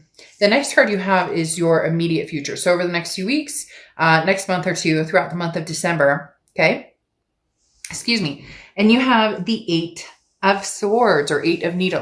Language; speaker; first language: English; native; English